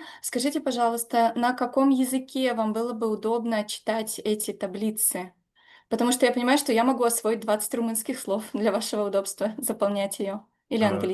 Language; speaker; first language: Russian; native; Russian